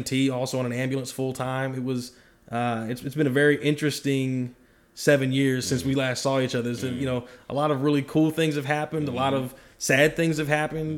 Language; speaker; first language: English; native; English